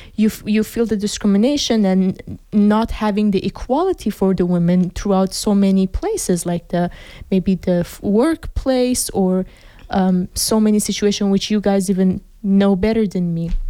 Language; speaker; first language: English; non-native, fluent; Persian